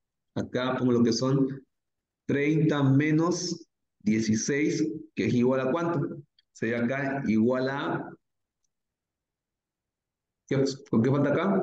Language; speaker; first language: Spanish; native; Spanish